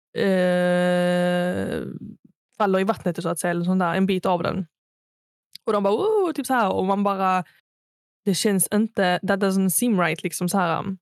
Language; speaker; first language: Swedish; native; Swedish